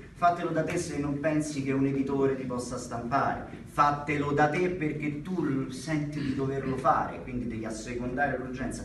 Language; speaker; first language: Italian; native; Italian